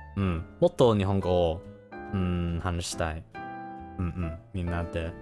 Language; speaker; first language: Japanese; non-native, learner; English